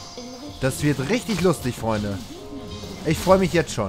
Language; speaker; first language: German; native; German